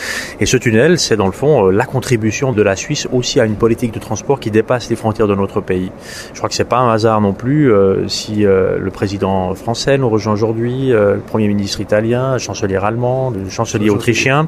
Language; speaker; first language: French; native; French